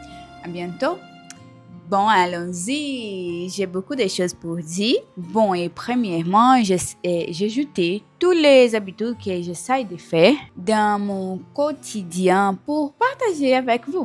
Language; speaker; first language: French; non-native, learner; Portuguese